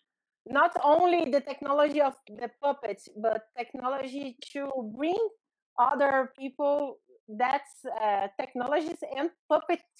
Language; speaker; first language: English; non-native, learner; Portuguese